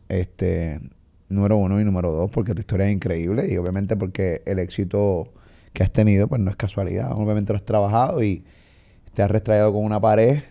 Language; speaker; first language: Spanish; native; Spanish